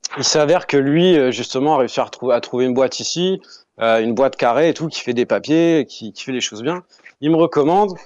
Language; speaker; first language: French; native; French